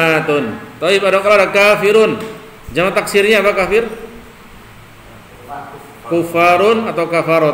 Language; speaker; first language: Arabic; non-native, fluent; Indonesian